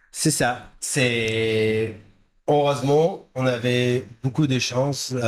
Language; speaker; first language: French; non-native, fluent; Hebrew